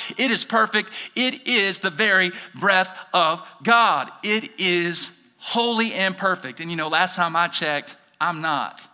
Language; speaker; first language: English; native; English